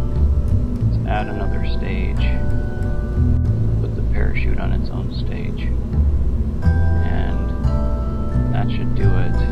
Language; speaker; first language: English; native; English